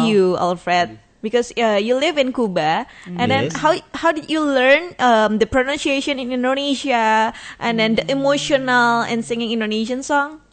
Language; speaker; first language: English; non-native, fluent; Indonesian